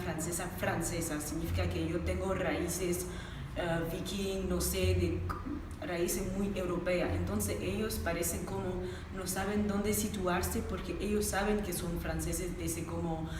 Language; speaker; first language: Spanish; non-native, fluent; French